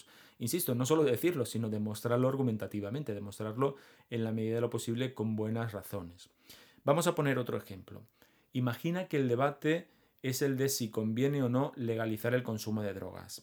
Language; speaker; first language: Spanish; native; Spanish